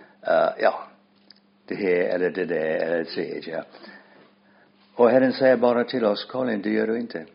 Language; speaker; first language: Swedish; non-native, fluent; English